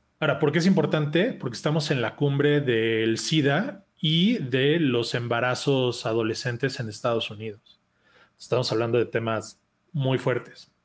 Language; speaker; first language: Spanish; native; Spanish